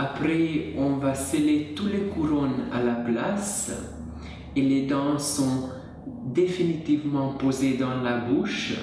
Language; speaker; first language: French; non-native, fluent; Hungarian